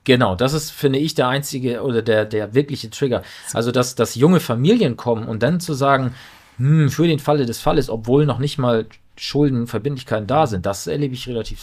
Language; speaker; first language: German; native; German